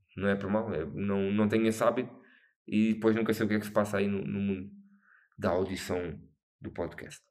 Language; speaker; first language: Portuguese; native; Portuguese